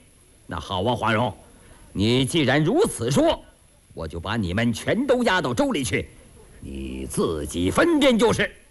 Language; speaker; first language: Chinese; native; Chinese